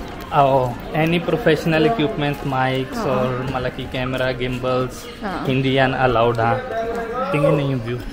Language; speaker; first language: Filipino; non-native, learner; Hindi